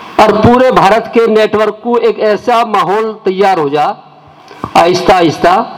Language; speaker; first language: Hindi; native; Hindi